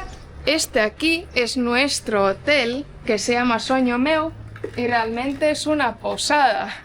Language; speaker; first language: Spanish; non-native, fluent; Estonian